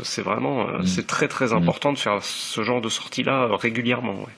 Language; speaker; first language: French; native; French